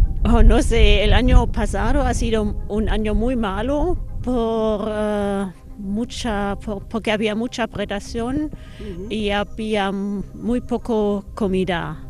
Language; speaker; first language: Spanish; non-native, fluent; German